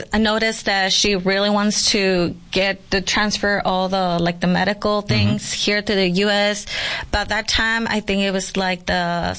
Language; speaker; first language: English; non-native, fluent; Spanish